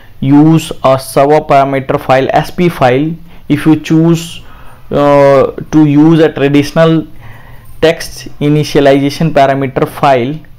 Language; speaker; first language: English; non-native, local second language; Hindi